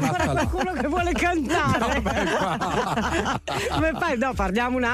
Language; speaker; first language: Italian; native; Italian